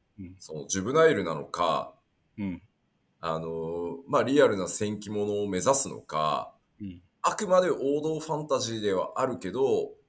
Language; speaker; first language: Japanese; native; Japanese